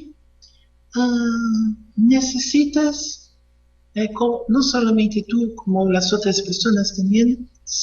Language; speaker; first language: Spanish; non-native, learner; Portuguese